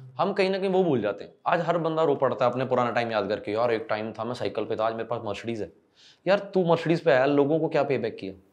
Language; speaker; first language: Hindi; non-native, local second language; Punjabi